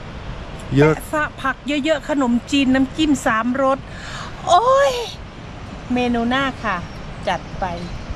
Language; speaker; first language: Thai; native; Thai